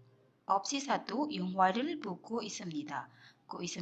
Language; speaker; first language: Korean; non-native, fluent; Indonesian